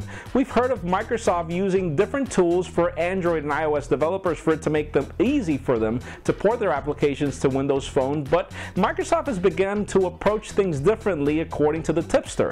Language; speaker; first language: English; non-native, local second language; Spanish